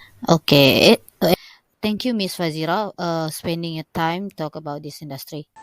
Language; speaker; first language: English; non-native, local second language; Malay